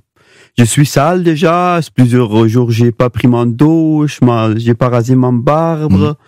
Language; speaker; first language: French; non-native, learner; Pashto